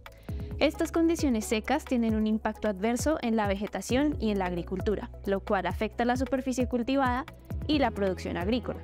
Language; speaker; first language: Spanish; native; Spanish